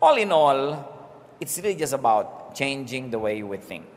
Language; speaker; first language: English; non-native, local second language; Filipino